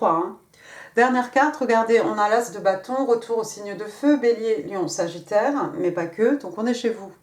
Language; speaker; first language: French; native; French